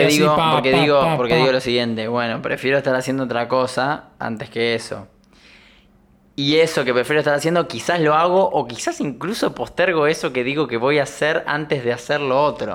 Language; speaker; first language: Spanish; native; Spanish